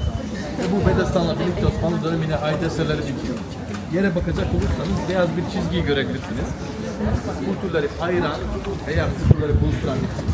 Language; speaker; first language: Turkish; native; Turkish